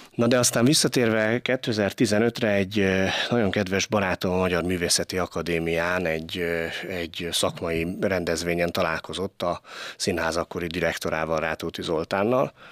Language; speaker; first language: Hungarian; native; Hungarian